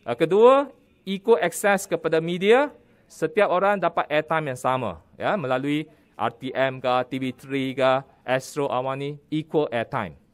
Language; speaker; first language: Malay; non-native, local second language; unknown